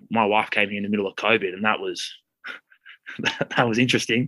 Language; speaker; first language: English; native; English